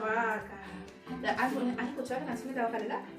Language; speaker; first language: Spanish; native; Spanish